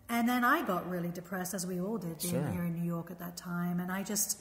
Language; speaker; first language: English; native; English